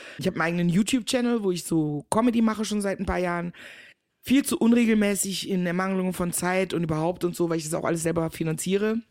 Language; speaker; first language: German; early bilingual, other home language; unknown